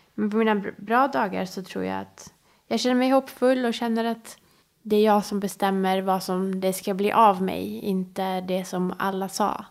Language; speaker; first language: Swedish; early bilingual, other home language; Persian